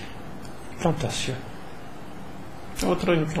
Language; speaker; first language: Spanish; non-native, learner; French